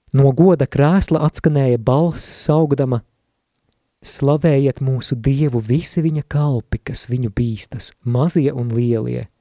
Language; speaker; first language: Latvian; native; Latvian